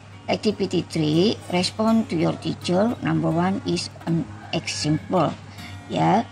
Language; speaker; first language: English; non-native, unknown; Indonesian